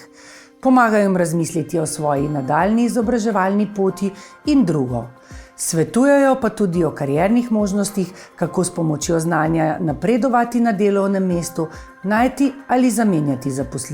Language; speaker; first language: Slovenian; native; Slovenian